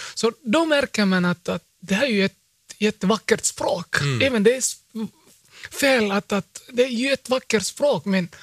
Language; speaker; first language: Swedish; early bilingual, other home language; Somali